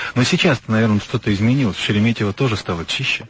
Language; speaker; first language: Russian; native; Russian